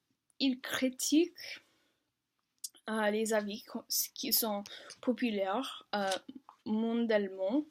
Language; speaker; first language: French; non-native, learner; English